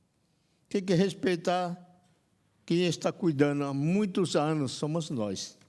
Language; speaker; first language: Portuguese; non-native, local second language; Yanomámi